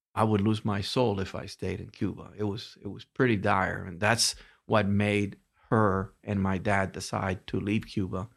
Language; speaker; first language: English; early bilingual, other home language; Spanish